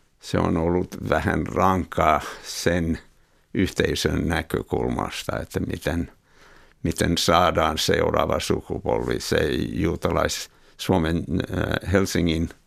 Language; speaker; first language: Finnish; non-native, fluent; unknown